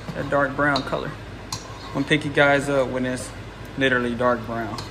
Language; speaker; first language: English; native; English